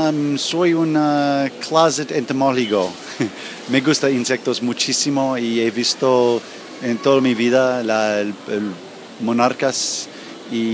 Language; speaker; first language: Spanish; non-native, learner; English